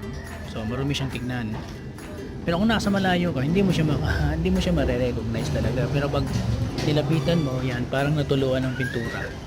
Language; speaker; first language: Filipino; native; Filipino